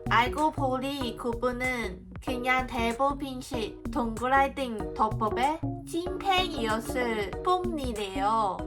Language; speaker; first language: Korean; non-native, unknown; Cantonese